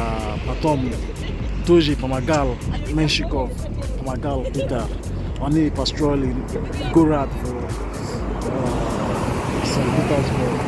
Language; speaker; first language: Russian; non-native, learner; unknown